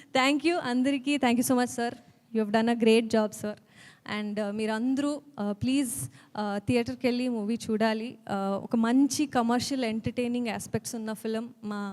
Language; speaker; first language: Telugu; non-native, learner; Kannada